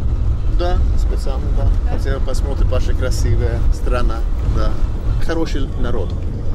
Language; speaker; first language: Russian; non-native, learner; English